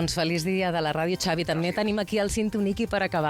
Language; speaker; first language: Catalan; native; Catalan